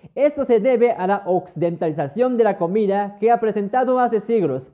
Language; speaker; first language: Spanish; non-native, fluent; Japanese